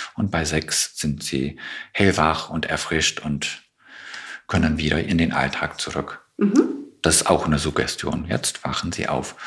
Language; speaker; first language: German; non-native, fluent; English